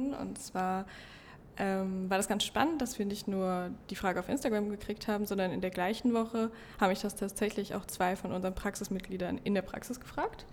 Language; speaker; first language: German; native; German